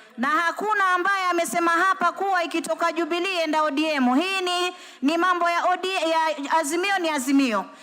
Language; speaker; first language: Swahili; native; Swahili